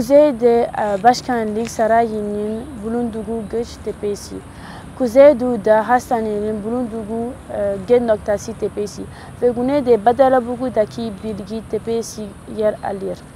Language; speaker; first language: Turkish; non-native, learner; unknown